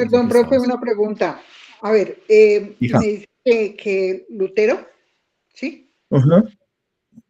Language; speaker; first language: Spanish; native; Spanish